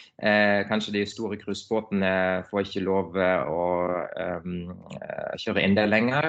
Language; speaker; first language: Norwegian; non-native, fluent; German